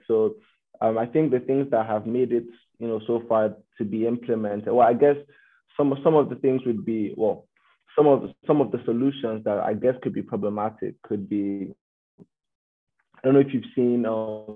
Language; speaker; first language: English; non-native, local second language; Yoruba